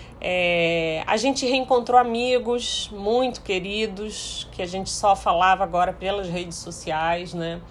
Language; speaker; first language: Portuguese; early bilingual, heritage; Portuguese